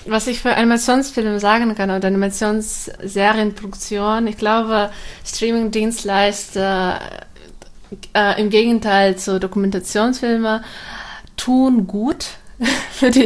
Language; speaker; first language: German; non-native, fluent; Russian